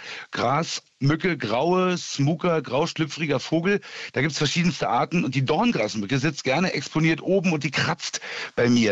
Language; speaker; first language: German; native; German